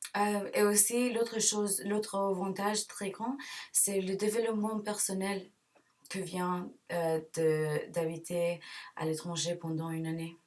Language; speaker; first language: French; non-native, learner; English